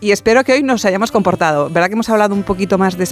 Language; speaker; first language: Spanish; native; Spanish